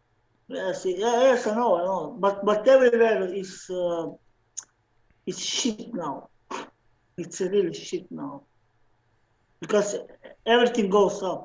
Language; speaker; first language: English; non-native, learner; Slovenian